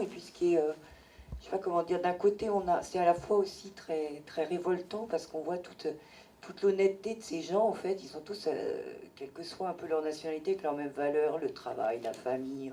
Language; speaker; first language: French; native; French